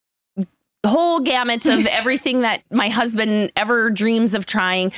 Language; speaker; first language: English; native; English